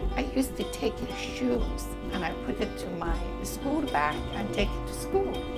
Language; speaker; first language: English; non-native, learner; Persian